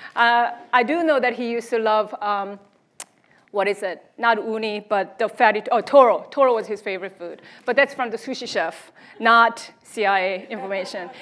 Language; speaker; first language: English; early bilingual, other home language; Korean